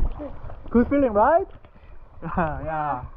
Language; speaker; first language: English; non-native, fluent; Korean